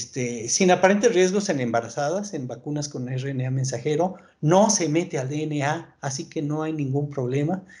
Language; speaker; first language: Spanish; native; Spanish